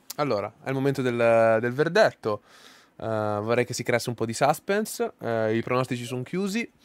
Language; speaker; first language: Italian; native; Italian